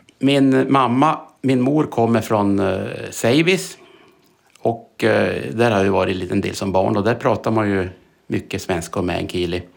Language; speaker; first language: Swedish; native; Swedish